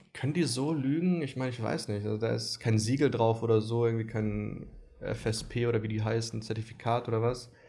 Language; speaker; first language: German; early bilingual, other home language; Greek